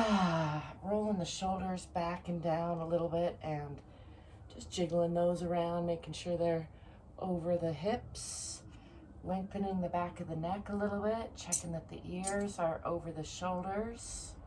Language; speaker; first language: English; native; English